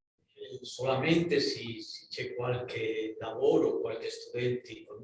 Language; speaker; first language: Italian; non-native, learner; Spanish